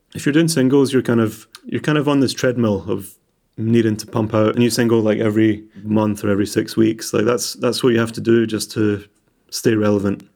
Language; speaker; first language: English; native; English